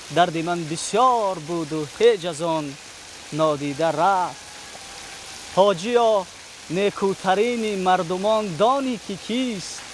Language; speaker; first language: Tajik; native; Tajik